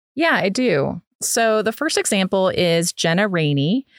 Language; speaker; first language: English; native; English